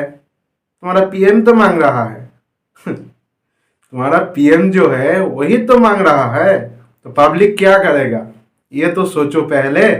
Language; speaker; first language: Hindi; non-native, local second language; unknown